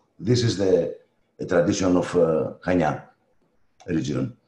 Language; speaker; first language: English; non-native, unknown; Greek